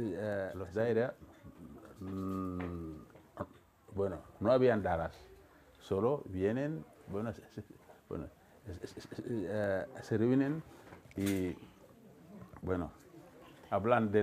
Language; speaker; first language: Spanish; non-native, fluent; Wolof